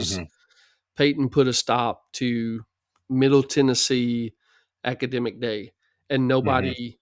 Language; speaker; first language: English; native; English